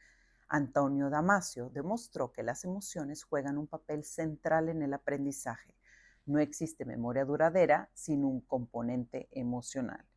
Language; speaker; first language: Spanish; native; Spanish